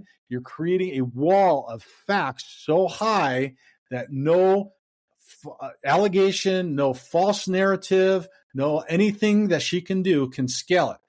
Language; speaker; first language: English; native; English